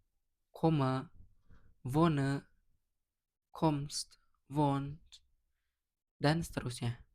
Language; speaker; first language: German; non-native, learner; Indonesian